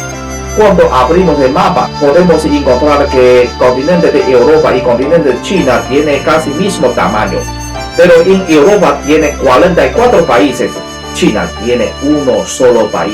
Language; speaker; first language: Spanish; non-native, learner; Chinese